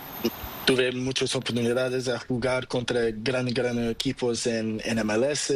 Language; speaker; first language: Spanish; non-native, learner; Portuguese